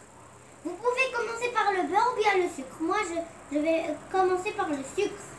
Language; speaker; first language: French; non-native, local second language; Arabic